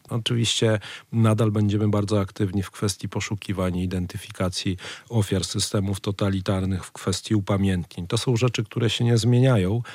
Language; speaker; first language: Polish; native; Polish